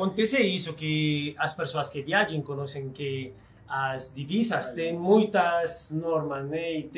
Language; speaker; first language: Portuguese; non-native, fluent; Spanish